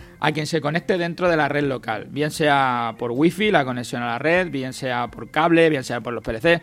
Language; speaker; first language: Spanish; native; Spanish